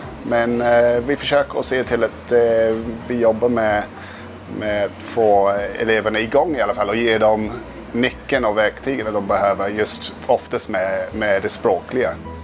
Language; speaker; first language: Swedish; non-native, fluent; English